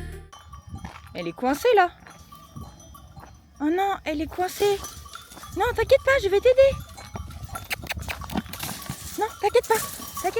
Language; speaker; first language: French; native; French